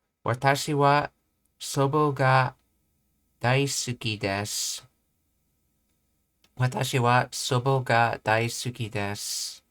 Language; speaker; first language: Japanese; non-native, learner; English